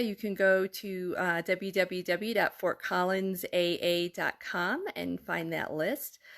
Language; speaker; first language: English; native; English